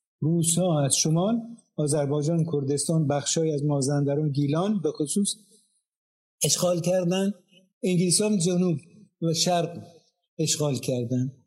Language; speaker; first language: Persian; non-native, local second language; Azerbaijani